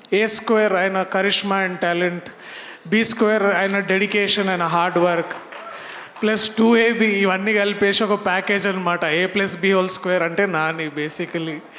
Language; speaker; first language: Telugu; native; Telugu